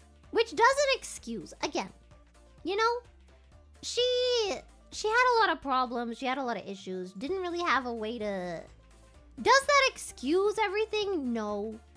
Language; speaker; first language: English; native; English